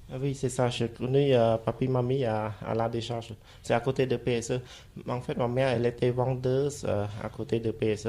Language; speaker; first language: French; non-native, fluent; Khmer